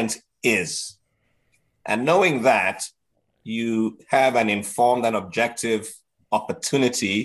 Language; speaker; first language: English; non-native, local second language; Yoruba